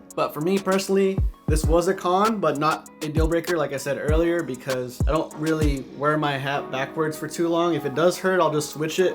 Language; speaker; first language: English; native; English